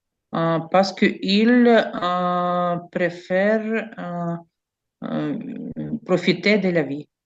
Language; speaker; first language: French; non-native, learner; Ukrainian